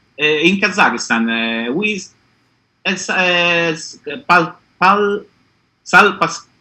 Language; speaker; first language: English; non-native, learner; Italian